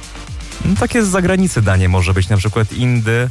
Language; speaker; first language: Polish; native; Polish